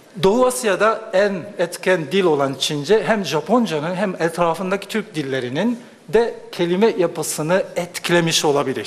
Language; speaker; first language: Turkish; non-native, fluent; Japanese